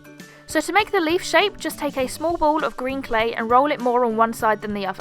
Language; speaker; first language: English; native; English